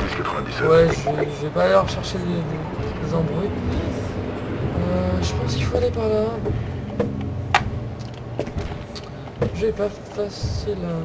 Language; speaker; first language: French; native; French